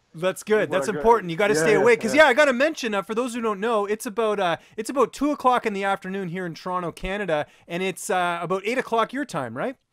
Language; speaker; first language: English; native; English